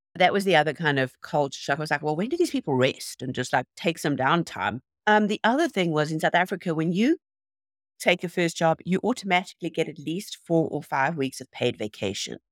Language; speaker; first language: English; native; English